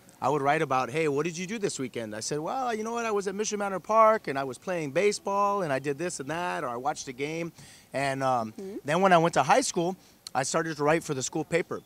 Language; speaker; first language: English; early bilingual, other home language; Spanish